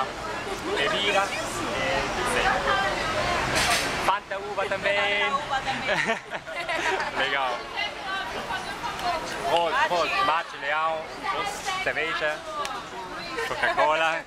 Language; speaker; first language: Portuguese; non-native, fluent; German